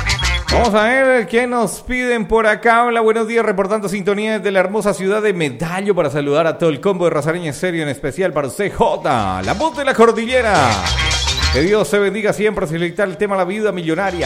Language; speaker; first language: Spanish; native; Spanish